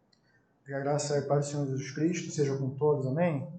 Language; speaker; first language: Portuguese; native; Portuguese